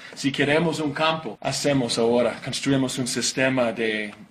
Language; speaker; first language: Spanish; non-native, learner; English